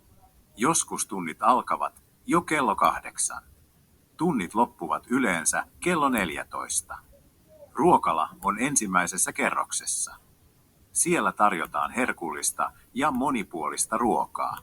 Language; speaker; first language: Finnish; non-native, learner; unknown